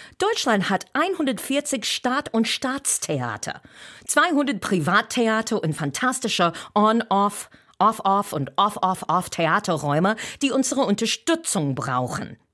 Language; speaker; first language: German; non-native, fluent; English